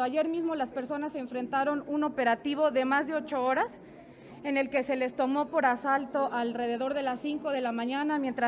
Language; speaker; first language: Spanish; native; Spanish